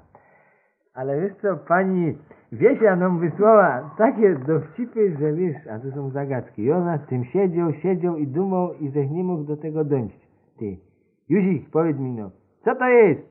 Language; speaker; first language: Polish; native; Polish